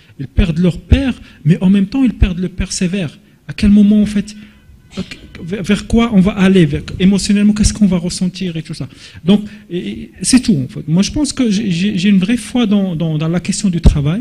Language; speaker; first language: French; non-native, local second language; Arabic